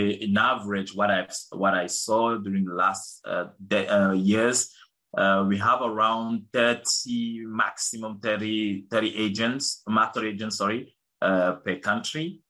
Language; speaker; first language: English; non-native, local second language; French